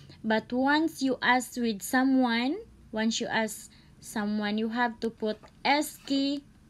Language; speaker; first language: English; non-native, local second language; Cebuano